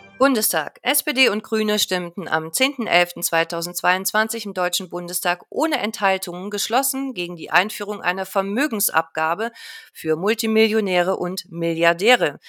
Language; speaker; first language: German; native; German